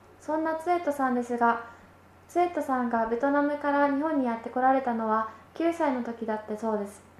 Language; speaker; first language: Japanese; native; Japanese